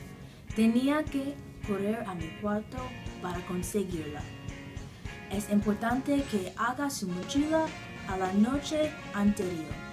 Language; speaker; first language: Spanish; non-native, learner; English